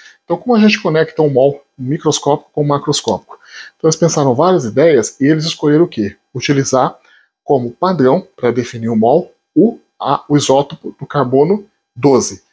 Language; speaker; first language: Portuguese; native; Portuguese